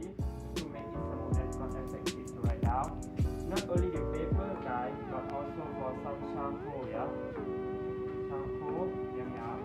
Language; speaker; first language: English; non-native, learner; Thai